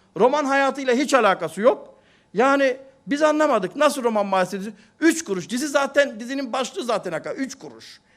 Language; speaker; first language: Turkish; native; Turkish